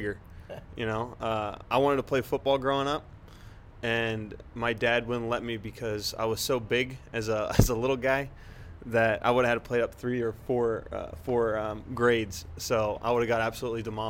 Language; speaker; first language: English; native; English